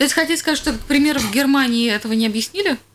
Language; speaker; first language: Russian; native; Russian